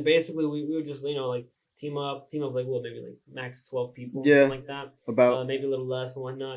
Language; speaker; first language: English; native; English